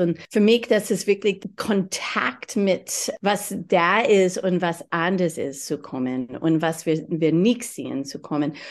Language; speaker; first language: German; non-native, learner; English